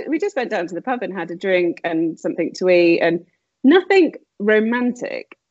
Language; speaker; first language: English; native; English